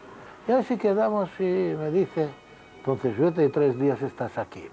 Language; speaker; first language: Spanish; non-native, fluent; Hungarian